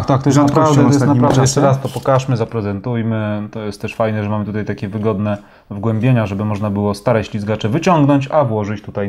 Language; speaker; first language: Polish; native; Polish